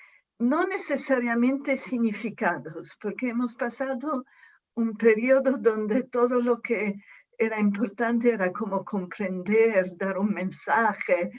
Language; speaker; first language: Spanish; non-native, fluent; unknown